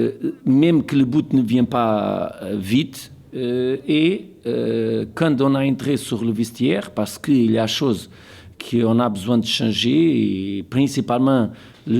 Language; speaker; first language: French; non-native, fluent; Portuguese